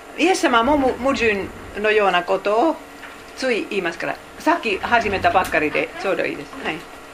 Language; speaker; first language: Japanese; non-native, fluent; Finnish